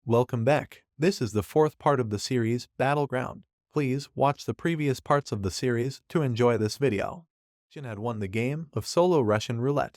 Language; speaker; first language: English; non-native, local second language; Hindi